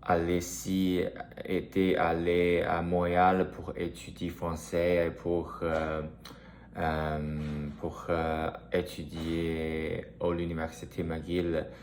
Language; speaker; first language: French; non-native, learner; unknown